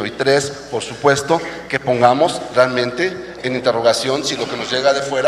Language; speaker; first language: Spanish; native; Spanish